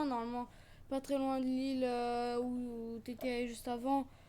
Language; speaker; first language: French; native; French